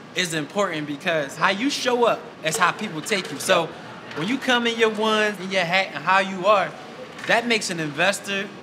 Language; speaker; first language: English; native; English